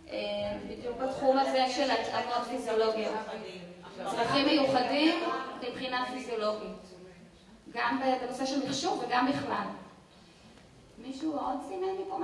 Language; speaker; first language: Hebrew; native; Hebrew